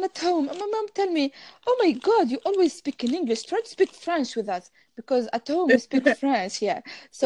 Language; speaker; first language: English; non-native, fluent; Arabic